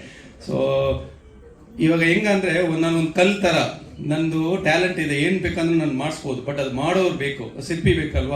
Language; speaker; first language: Kannada; non-native, learner; Tamil